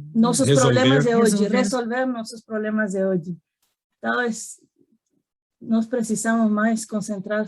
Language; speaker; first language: Portuguese; non-native, fluent; Spanish